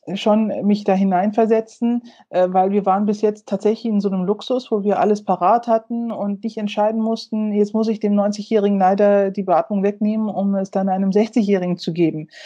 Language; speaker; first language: German; early bilingual, other home language; Turkish